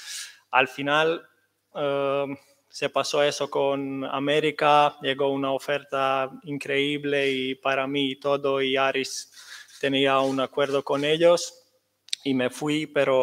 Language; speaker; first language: Spanish; non-native, fluent; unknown